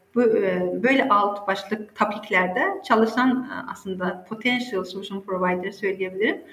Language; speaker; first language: Turkish; non-native, fluent; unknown